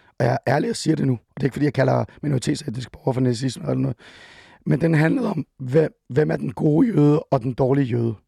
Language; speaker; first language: Danish; early bilingual, other home language; Persian